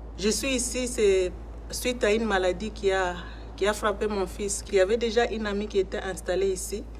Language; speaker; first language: French; non-native, local second language; Swahili